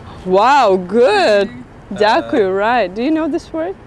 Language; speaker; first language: English; non-native, learner; Russian